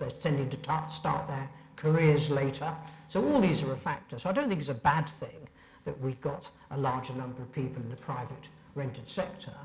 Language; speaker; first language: English; native; English